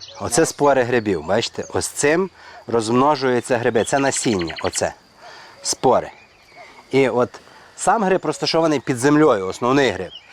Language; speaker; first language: Ukrainian; native; Ukrainian